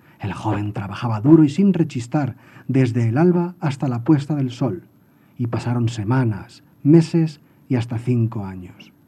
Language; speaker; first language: Spanish; native; Spanish